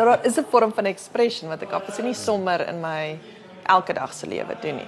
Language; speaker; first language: Afrikaans; native; Afrikaans